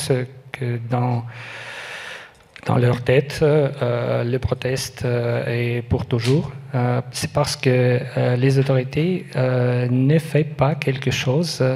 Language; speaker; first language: French; non-native, learner; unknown